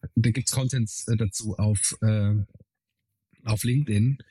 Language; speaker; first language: German; native; German